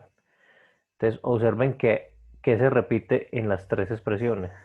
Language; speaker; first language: Spanish; native; Spanish